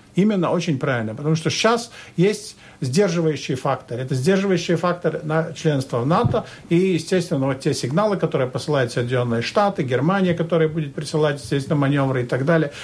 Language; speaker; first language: Russian; non-native, local second language; Latvian